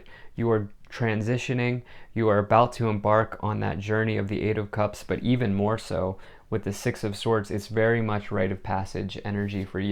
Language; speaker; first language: English; native; English